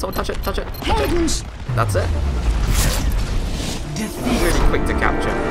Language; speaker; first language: English; native; English